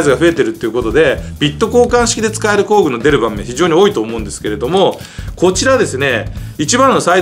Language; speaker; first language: Japanese; native; Japanese